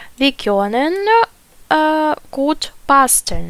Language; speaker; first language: German; non-native, learner; Ukrainian